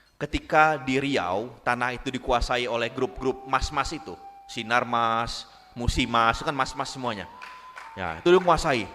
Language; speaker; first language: Indonesian; non-native, local second language; Minangkabau